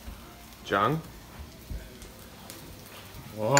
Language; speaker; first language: Chinese; non-native, learner; English